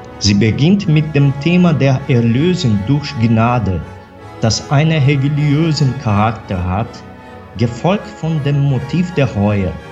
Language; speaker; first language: German; non-native, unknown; Portuguese